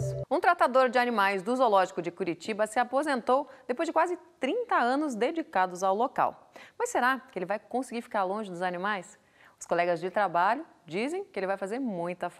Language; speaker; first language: Portuguese; native; Portuguese